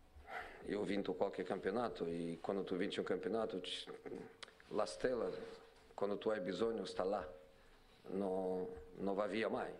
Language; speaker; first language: Italian; non-native, fluent; Portuguese